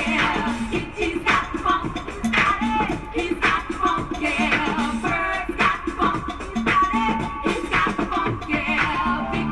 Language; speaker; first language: English; native; English